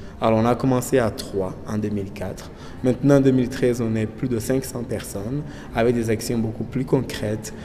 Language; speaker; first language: French; non-native, local second language; Kinyarwanda